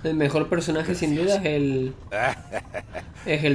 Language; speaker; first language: Spanish; native; Spanish